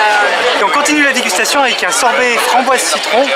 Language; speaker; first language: French; native; French